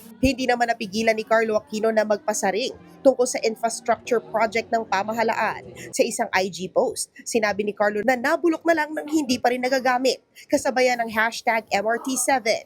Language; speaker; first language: Filipino; native; Filipino